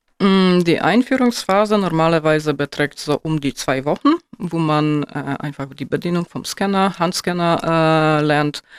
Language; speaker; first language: German; non-native, fluent; Polish